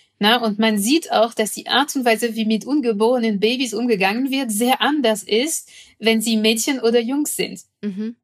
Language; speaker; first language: German; non-native, fluent; French